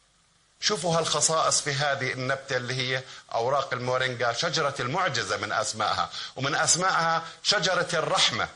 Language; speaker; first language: Arabic; native; Arabic